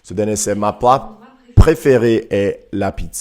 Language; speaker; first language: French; non-native, learner; Portuguese